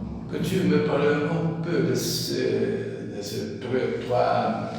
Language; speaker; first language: French; non-native, learner; Portuguese